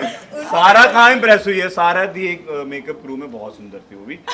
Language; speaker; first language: Hindi; native; Hindi